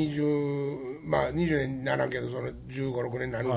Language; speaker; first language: Japanese; native; Japanese